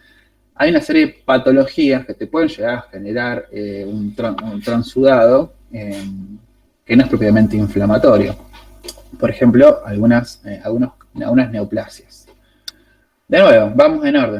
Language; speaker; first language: Spanish; native; Spanish